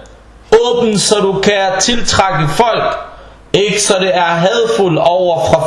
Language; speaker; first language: Danish; early bilingual, other home language; Arabic